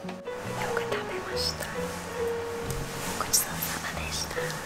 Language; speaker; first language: Japanese; non-native, fluent; English